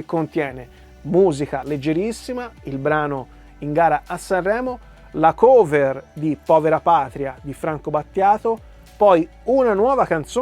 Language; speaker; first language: Italian; native; Italian